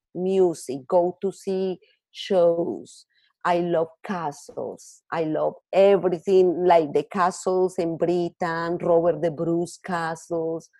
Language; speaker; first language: English; non-native, learner; Spanish